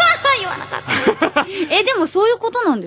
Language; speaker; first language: Japanese; native; Japanese